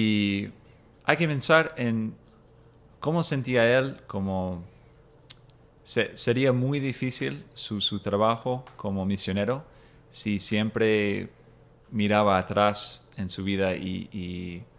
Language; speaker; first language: Spanish; non-native, fluent; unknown